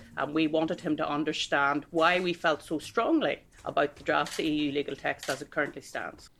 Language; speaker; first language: English; native; English